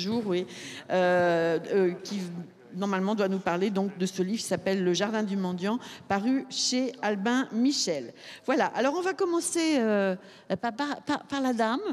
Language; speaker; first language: French; native; French